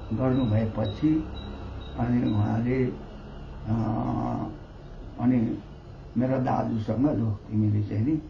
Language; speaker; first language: Nepali; non-native, local second language; Limbu